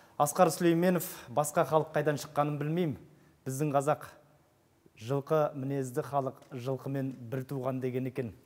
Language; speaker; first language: Kazakh; native; Kazakh